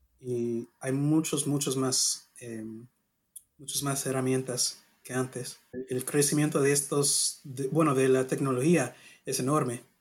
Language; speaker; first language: Spanish; non-native, learner; English